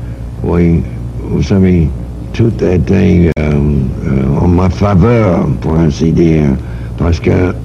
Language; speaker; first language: French; non-native, fluent; English